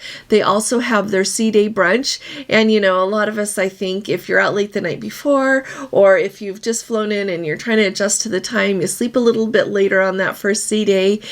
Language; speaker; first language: English; native; English